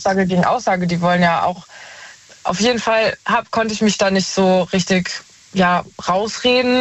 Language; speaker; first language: German; native; German